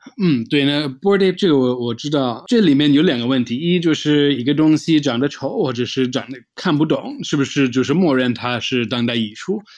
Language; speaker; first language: Chinese; non-native, fluent; English